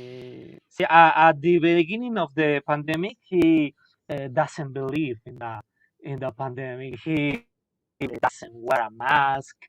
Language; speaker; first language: English; non-native, local second language; Spanish